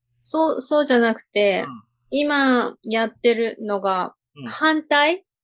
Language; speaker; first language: Japanese; native; Japanese